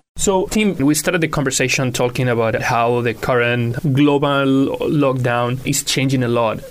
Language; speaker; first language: English; non-native, local second language; Cantonese